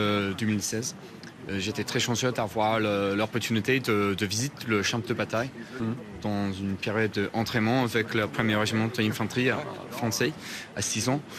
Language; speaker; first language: French; non-native, fluent; English